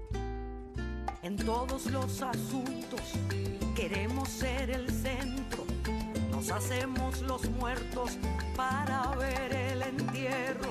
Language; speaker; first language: Spanish; native; Spanish